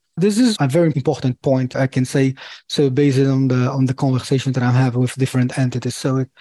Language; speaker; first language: English; non-native, fluent; Portuguese